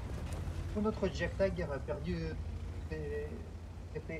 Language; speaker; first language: French; non-native, learner; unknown